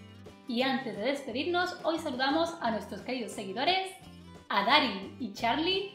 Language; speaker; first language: Spanish; native; Spanish